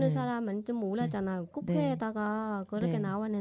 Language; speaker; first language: Korean; non-native, learner; Vietnamese